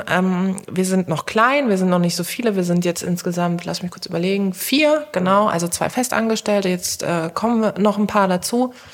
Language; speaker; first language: German; early bilingual, other home language; Turkish